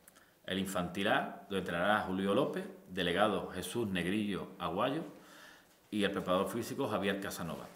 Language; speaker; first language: Spanish; native; Spanish